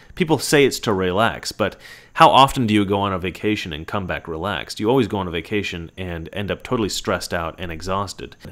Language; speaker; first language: English; native; English